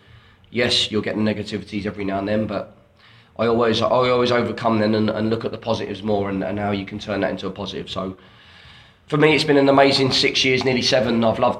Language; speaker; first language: English; native; English